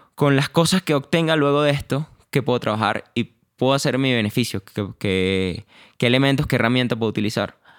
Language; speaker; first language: Spanish; native; Spanish